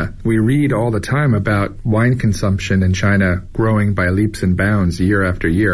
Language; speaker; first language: English; native; English